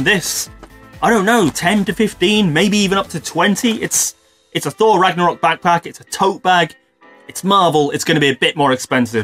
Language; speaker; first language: English; native; English